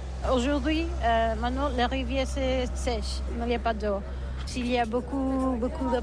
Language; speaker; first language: French; non-native, learner; Catalan